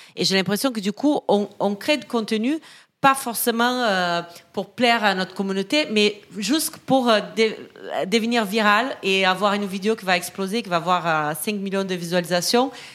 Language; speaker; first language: French; non-native, fluent; Portuguese